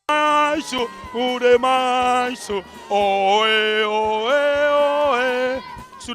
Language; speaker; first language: Basque; native; Basque